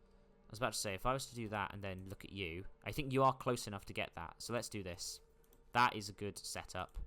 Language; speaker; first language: English; native; English